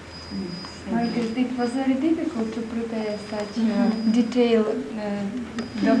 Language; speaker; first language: English; non-native, learner; Russian